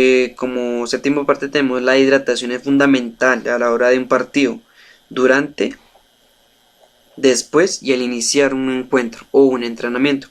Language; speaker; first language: Spanish; native; Spanish